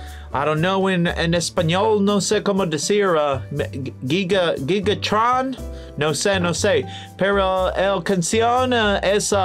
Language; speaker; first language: Spanish; non-native, learner; English